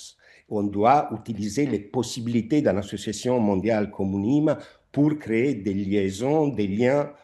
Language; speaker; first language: French; non-native, fluent; Italian